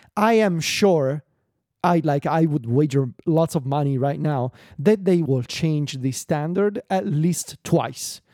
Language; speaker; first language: English; non-native, fluent; Italian